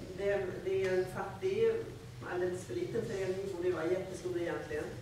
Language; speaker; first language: Swedish; native; Swedish